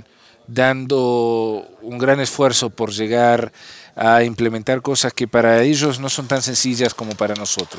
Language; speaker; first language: Spanish; non-native, fluent; English